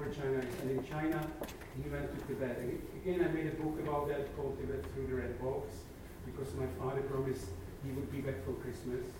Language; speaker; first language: English; non-native, fluent; Czech